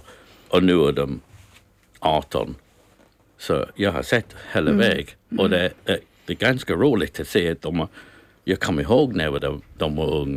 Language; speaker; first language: Swedish; non-native, learner; English